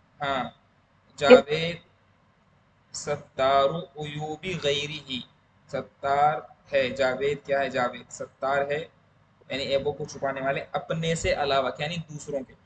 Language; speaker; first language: Urdu; native; Urdu